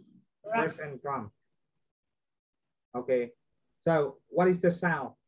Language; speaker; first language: English; non-native, fluent; Vietnamese